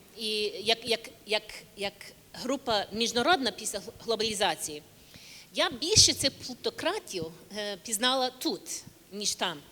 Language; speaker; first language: Ukrainian; early bilingual, heritage; English